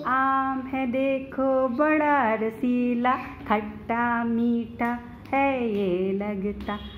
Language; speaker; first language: Hindi; native; Hindi